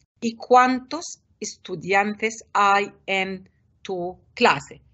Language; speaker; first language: Spanish; non-native, fluent; Arabic